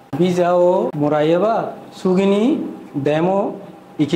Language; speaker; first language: Japanese; non-native, learner; Bangla